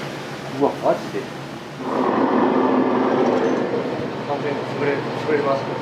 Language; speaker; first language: Japanese; native; Japanese